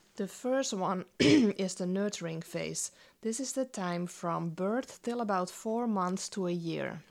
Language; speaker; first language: English; non-native, fluent; Dutch